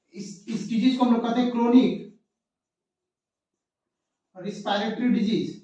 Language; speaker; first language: Hindi; native; Hindi